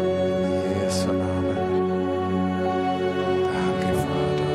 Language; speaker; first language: German; native; German